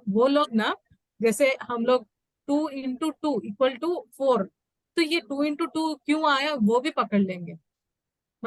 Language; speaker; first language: Hindi; native; Hindi